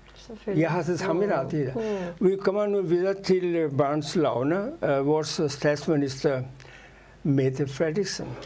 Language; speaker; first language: Danish; non-native, fluent; Urdu